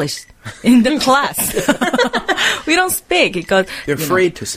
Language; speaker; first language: English; non-native, learner; Korean